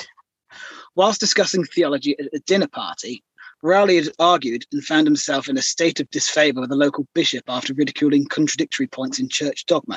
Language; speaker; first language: English; native; English